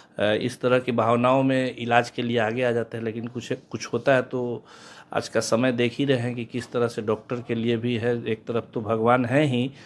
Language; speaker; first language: Hindi; native; Hindi